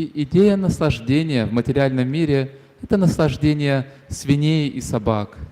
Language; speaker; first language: Russian; native; Russian